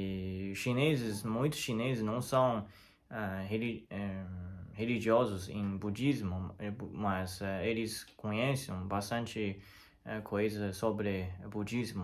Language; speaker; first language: Portuguese; non-native, learner; Chinese